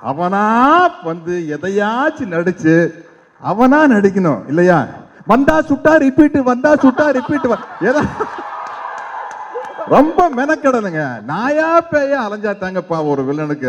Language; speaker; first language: Tamil; native; Tamil